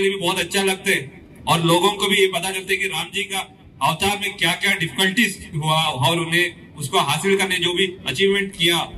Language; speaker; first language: Hindi; non-native, local second language; Telugu